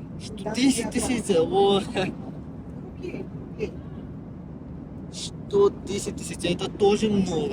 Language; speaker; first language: Russian; non-native, learner; Bangla